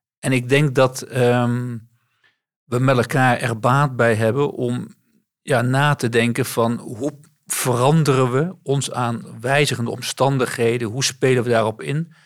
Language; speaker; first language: Dutch; native; Dutch